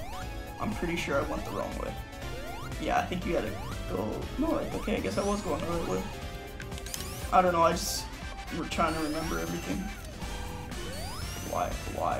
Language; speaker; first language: English; native; English